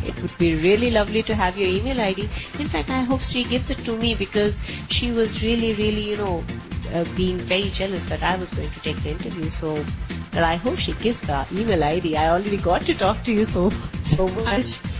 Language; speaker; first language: English; non-native, local second language; Hindi